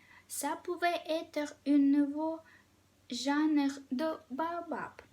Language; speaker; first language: French; non-native, fluent; Russian